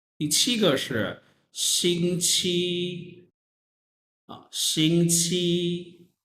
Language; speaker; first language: Chinese; non-native, fluent; Urdu